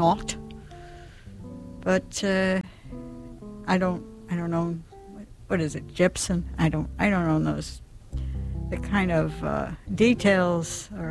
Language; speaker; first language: English; native; English